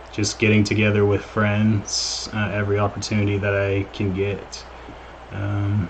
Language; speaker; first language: English; native; English